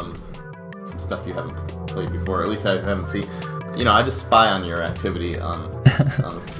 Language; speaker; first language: English; native; English